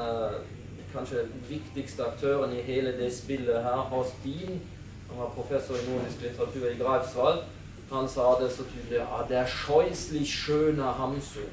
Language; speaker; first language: Norwegian; non-native, fluent; German